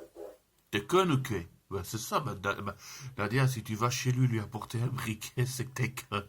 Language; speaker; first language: French; native; French